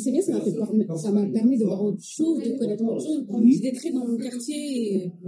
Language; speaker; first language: French; native; French